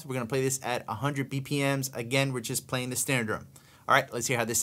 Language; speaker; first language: English; native; English